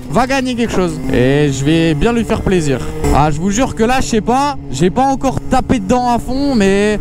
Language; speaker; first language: French; native; French